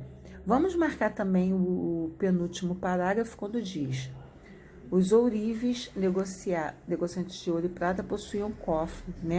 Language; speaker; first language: Portuguese; native; Portuguese